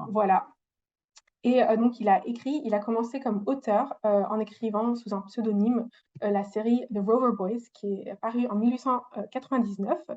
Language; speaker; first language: French; non-native, fluent; English